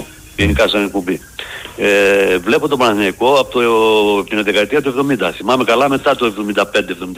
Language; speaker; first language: Greek; native; Greek